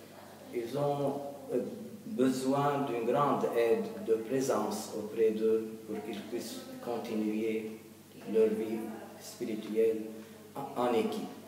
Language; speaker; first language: French; non-native, local second language; Arabic